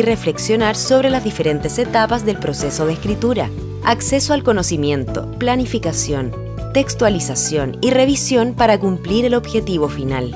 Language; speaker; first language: Spanish; native; Spanish